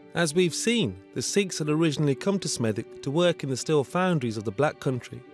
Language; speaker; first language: English; native; English